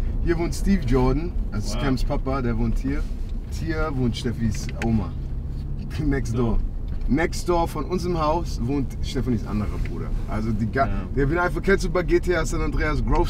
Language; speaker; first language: German; native; German